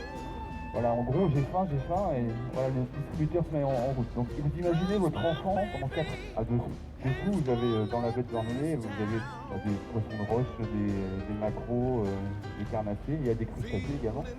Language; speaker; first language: French; native; French